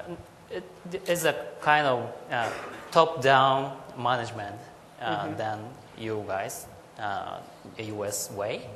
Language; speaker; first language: English; non-native, learner; Japanese